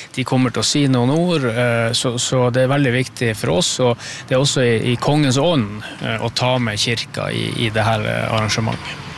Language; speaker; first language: Norwegian; native; Norwegian